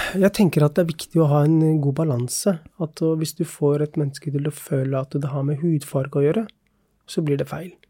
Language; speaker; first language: Norwegian; early bilingual, other home language; Urdu